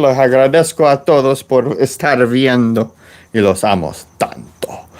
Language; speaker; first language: Spanish; non-native, learner; English